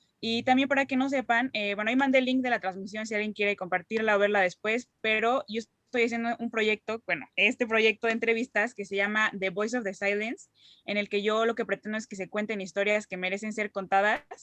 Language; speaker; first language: Spanish; native; Spanish